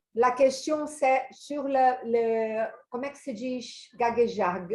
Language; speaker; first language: French; non-native, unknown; Portuguese